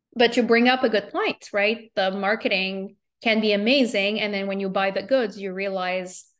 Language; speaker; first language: English; native; English